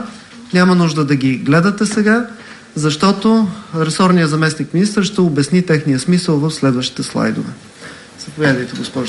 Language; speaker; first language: Bulgarian; native; Bulgarian